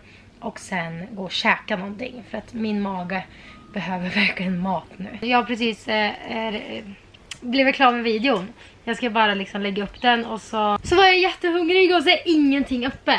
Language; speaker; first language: Swedish; native; Swedish